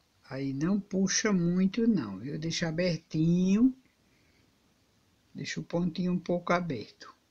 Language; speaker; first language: Portuguese; native; Portuguese